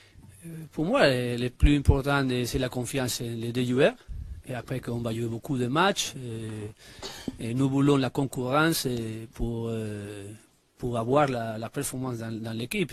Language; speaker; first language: French; non-native, learner; Spanish